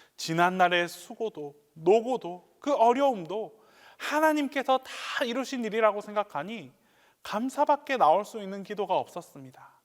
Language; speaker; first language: Korean; native; Korean